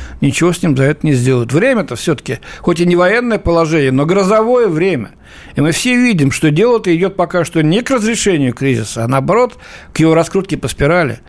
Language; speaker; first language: Russian; native; Russian